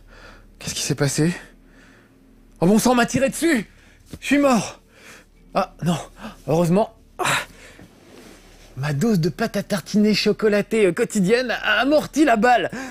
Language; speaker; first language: French; native; French